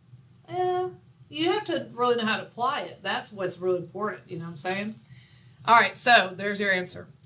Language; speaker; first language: English; native; English